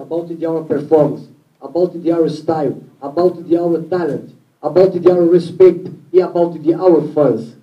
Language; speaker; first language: English; non-native, learner; Portuguese